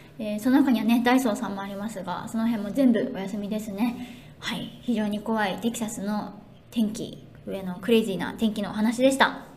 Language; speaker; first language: Japanese; native; Japanese